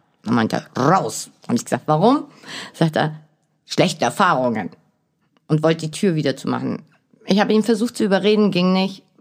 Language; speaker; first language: German; early bilingual, other home language; Turkish